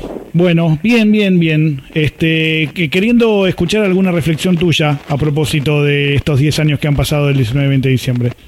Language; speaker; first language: Spanish; native; Spanish